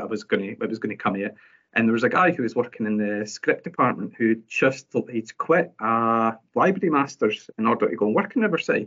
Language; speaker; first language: English; native; English